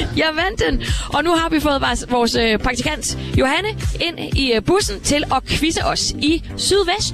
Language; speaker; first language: Danish; native; Danish